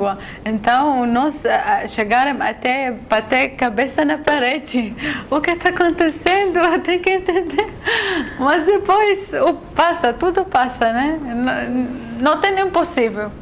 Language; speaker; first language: Portuguese; non-native, learner; Arabic